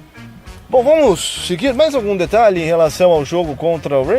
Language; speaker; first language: Portuguese; native; Portuguese